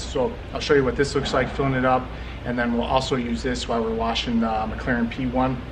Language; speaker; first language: English; native; English